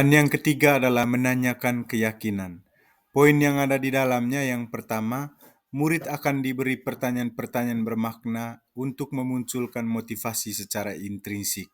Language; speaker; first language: Indonesian; non-native, local second language; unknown